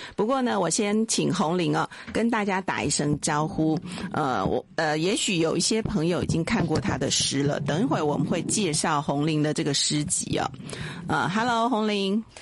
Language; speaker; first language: Chinese; native; Chinese